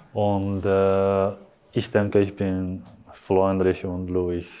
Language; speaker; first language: German; non-native, learner; Japanese